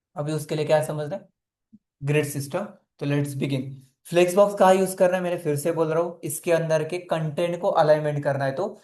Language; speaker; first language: Hindi; non-native, local second language; Marathi